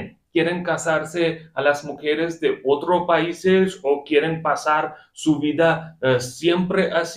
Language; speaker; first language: Spanish; non-native, fluent; Hindi